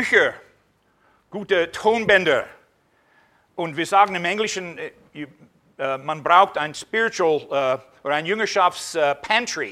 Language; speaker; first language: German; non-native, fluent; English